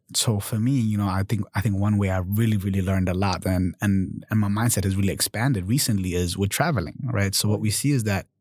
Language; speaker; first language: English; early bilingual, other home language; German